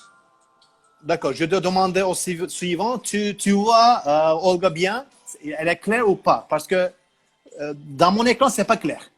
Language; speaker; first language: French; non-native, learner; Turkish